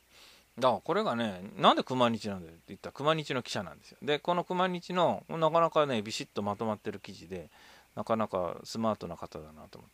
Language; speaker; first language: Japanese; native; Japanese